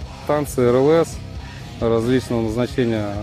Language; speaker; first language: Russian; native; Russian